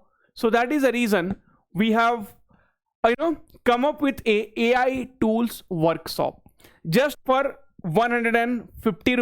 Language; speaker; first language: English; non-native, local second language; Hindi